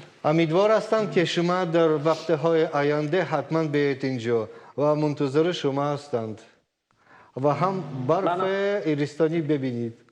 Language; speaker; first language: Persian; non-native, learner; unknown